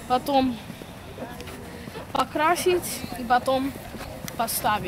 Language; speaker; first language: Russian; early bilingual, heritage; Russian